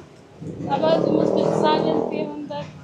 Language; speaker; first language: German; non-native, learner; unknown